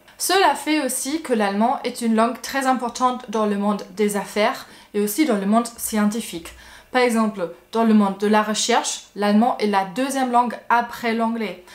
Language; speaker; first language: French; non-native, fluent; German